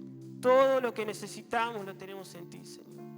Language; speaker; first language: Spanish; native; Spanish